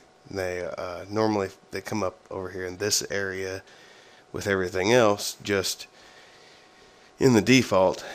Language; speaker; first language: English; native; English